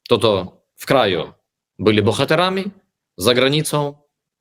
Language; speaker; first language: Polish; early bilingual, heritage; Polish